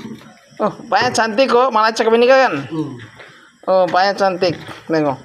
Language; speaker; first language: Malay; non-native, learner; Bangla